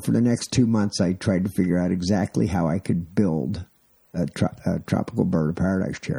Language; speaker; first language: English; native; English